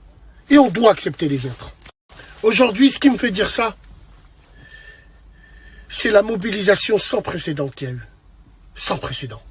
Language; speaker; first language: French; native; French